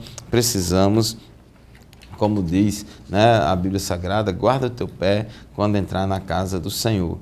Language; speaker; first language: Portuguese; native; Portuguese